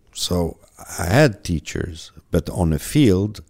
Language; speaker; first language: English; non-native, fluent; French